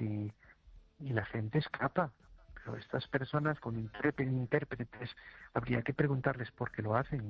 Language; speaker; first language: Spanish; native; Spanish